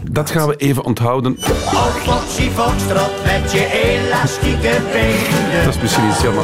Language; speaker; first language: Dutch; native; Dutch